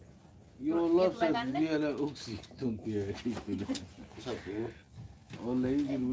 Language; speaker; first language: Finnish; non-native, learner; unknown